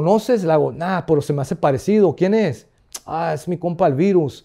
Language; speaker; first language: Spanish; early bilingual, heritage; Spanish